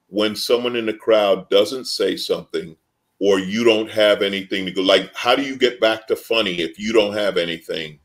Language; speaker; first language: English; native; English